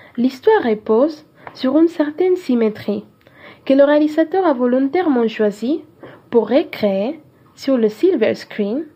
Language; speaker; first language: French; non-native, fluent; Spanish